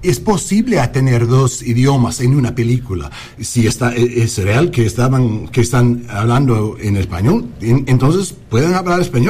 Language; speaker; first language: Spanish; non-native, learner; English